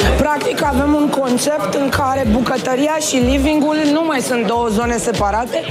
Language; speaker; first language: Romanian; native; Romanian